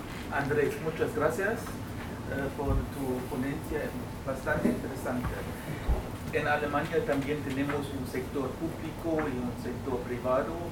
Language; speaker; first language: Spanish; non-native, fluent; German